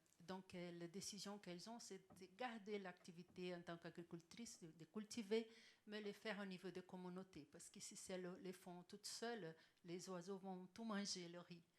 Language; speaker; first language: French; non-native, fluent; Portuguese